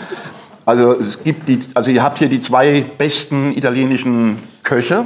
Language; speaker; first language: German; native; German